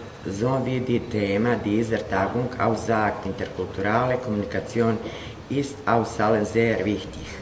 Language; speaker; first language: German; non-native, learner; Croatian